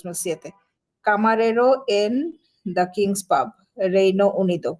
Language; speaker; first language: Spanish; non-native, learner; Bangla